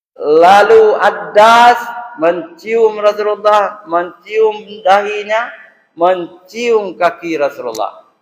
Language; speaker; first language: Malay; non-native, local second language; Achinese